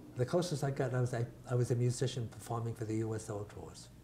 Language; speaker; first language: English; early bilingual, other home language; Italian